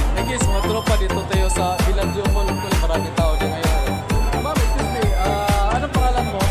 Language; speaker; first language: Filipino; non-native, local second language; Cebuano